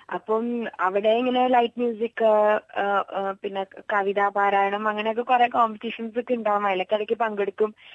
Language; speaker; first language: Malayalam; early bilingual, heritage; Malayalam